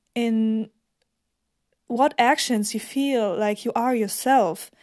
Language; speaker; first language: English; non-native, fluent; German